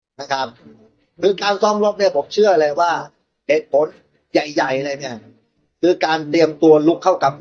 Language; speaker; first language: Thai; native; Thai